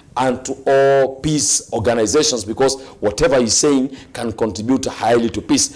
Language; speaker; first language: English; non-native, local second language; Swahili